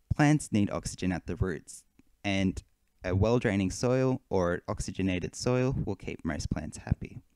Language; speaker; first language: English; native; English